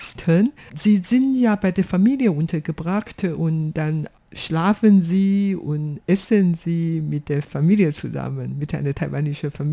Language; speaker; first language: German; non-native, fluent; Chinese